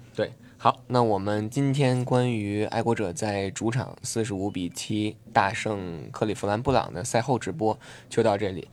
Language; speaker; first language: Chinese; native; Chinese